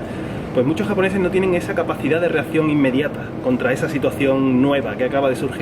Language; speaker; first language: Spanish; native; Spanish